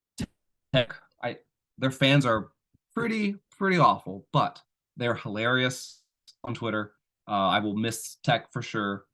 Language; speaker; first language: English; native; English